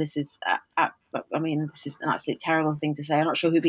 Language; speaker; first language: English; native; English